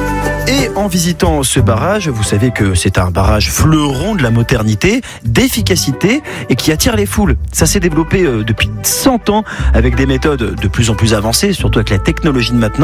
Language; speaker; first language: French; native; French